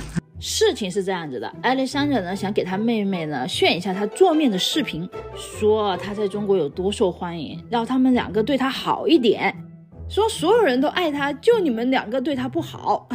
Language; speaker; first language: Chinese; non-native, local second language; Cantonese